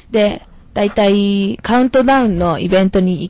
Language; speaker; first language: Japanese; native; Japanese